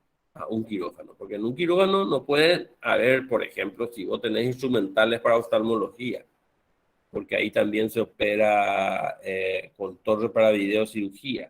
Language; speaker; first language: Spanish; native; Spanish